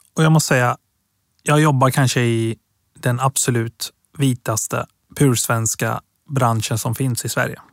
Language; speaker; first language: Swedish; early bilingual, other home language; Persian